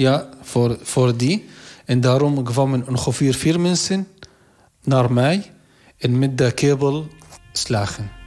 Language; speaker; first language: Dutch; non-native, learner; Arabic